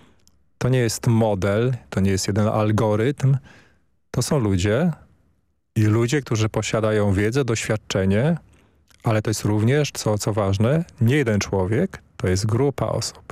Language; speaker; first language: Polish; native; Polish